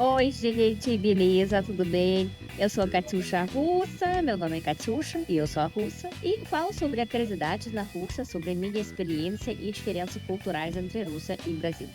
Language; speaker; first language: Portuguese; non-native, fluent; Russian